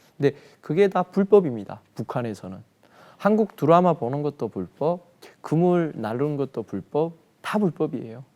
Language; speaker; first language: Korean; native; Korean